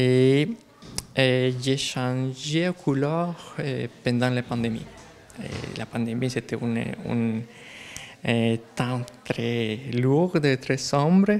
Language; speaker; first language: French; non-native, learner; Spanish